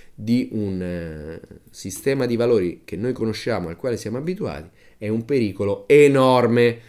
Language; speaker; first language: Italian; native; Italian